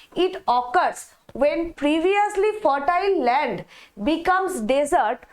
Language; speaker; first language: English; non-native, local second language; Bangla